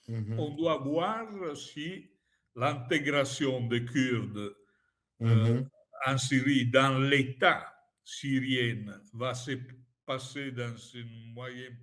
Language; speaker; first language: French; non-native, fluent; Italian